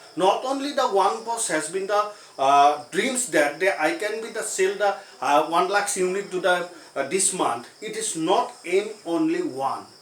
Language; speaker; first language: English; non-native, local second language; Assamese